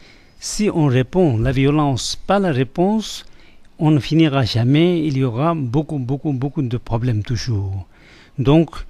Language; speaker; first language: French; non-native, fluent; Tibetan